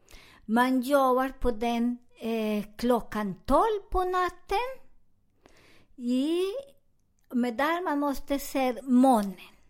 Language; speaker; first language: Swedish; non-native, learner; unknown